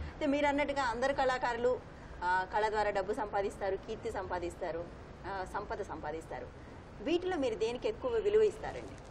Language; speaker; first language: Telugu; native; Telugu